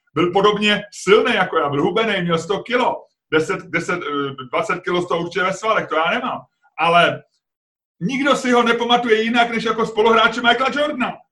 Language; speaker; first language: Czech; native; Czech